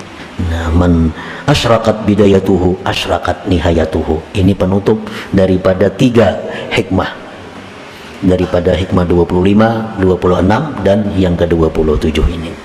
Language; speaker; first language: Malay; non-native, local second language; Banjar